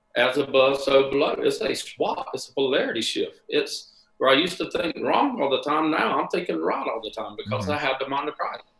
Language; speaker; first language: English; native; English